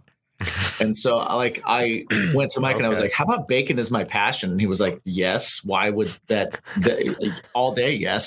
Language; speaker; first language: English; native; English